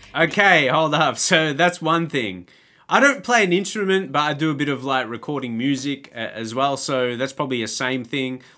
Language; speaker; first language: English; native; English